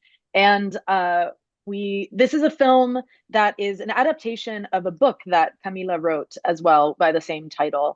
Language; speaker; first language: English; native; English